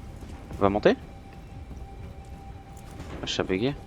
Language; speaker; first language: French; native; French